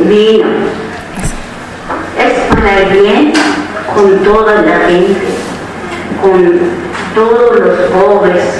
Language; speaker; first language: Spanish; non-native, local second language; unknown